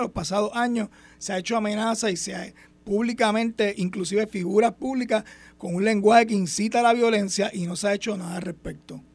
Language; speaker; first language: Spanish; native; Spanish